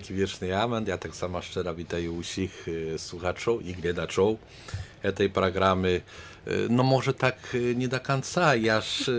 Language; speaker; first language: Polish; non-native, learner; Belarusian